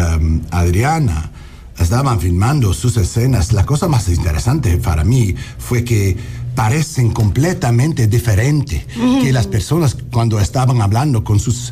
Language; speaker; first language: Spanish; non-native, learner; English